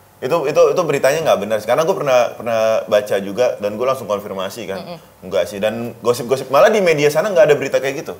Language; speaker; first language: Indonesian; early bilingual, other home language; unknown